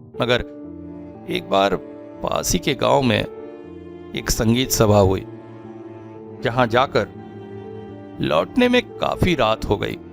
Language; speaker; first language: Hindi; native; Hindi